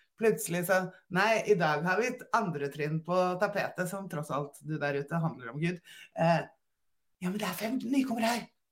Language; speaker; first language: Norwegian; native; Norwegian